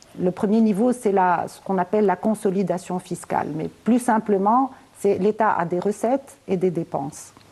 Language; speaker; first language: French; non-native, local second language; Arabic